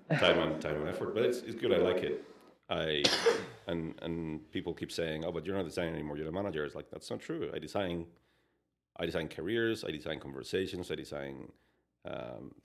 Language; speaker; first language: English; non-native, fluent; Spanish